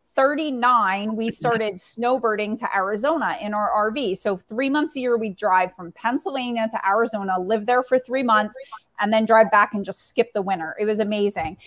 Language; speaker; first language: English; native; English